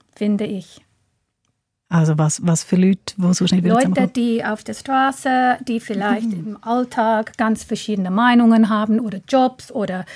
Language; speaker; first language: German; non-native, fluent; English